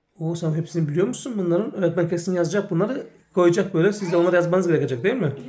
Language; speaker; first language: Turkish; early bilingual, heritage; Turkish